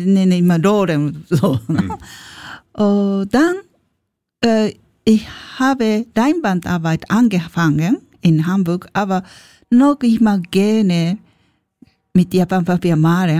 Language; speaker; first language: German; non-native, learner; Japanese